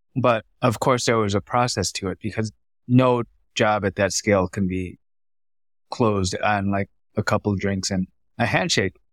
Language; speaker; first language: English; early bilingual, other home language; Vietnamese